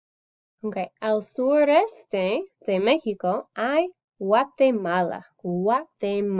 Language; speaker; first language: Spanish; non-native, fluent; English